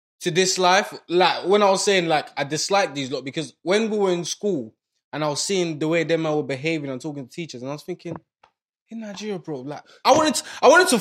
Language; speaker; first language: English; non-native, local second language; Yoruba